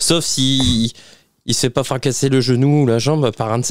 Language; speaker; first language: French; native; French